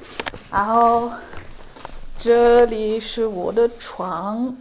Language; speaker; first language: Chinese; non-native, fluent; Dutch